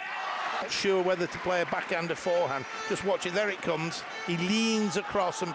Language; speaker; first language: English; native; English